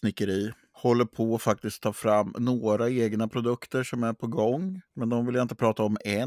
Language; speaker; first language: Swedish; native; Swedish